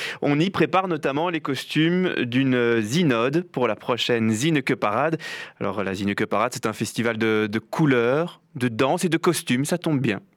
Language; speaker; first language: French; native; French